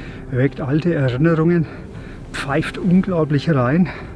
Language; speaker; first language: German; native; German